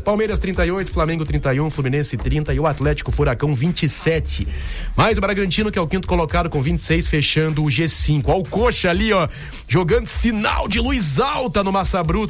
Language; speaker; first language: Portuguese; native; Portuguese